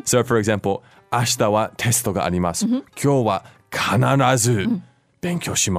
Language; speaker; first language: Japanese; non-native, fluent; English